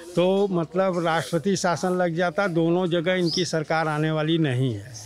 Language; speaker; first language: Hindi; native; Hindi